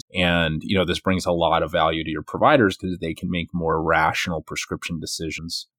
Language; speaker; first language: English; native; English